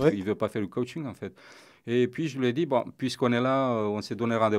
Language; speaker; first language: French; non-native, fluent; Romanian